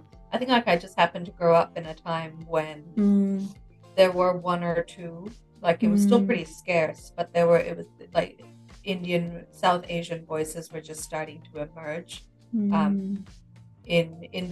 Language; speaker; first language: English; native; English